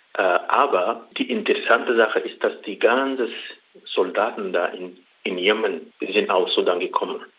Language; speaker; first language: German; non-native, learner; Arabic